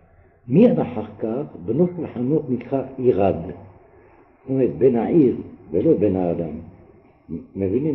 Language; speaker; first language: Hebrew; non-native, fluent; French